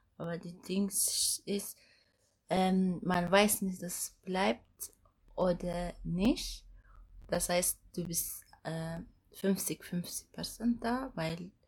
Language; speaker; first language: German; non-native, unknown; Amharic